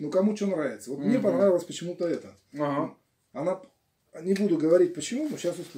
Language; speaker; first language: Russian; native; Russian